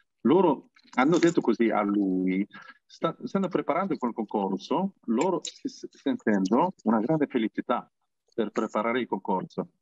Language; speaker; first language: Italian; non-native, learner; Korean